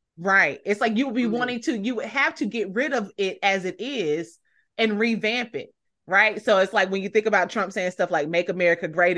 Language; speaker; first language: English; native; English